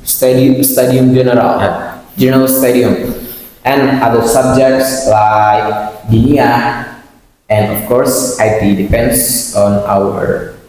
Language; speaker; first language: English; non-native, learner; Indonesian